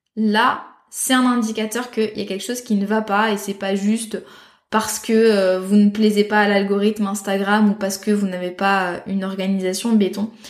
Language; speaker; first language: French; native; French